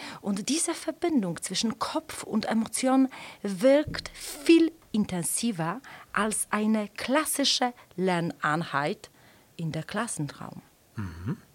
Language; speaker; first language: German; non-native, fluent; Polish